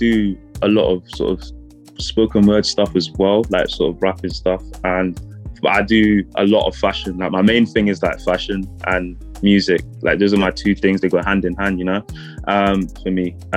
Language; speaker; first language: English; native; English